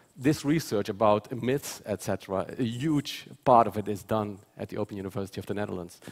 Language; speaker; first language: English; non-native, fluent; Dutch